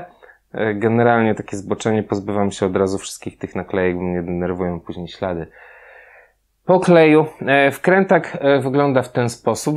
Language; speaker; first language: Polish; native; Polish